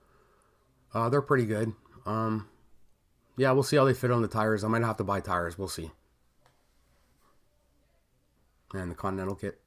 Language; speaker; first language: English; native; English